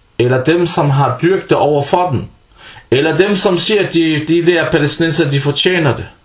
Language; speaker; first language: Danish; early bilingual, other home language; Arabic